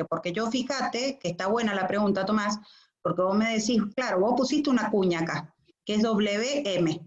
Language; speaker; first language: Spanish; native; Spanish